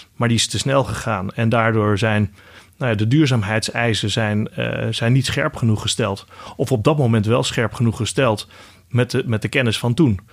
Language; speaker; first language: Dutch; native; Dutch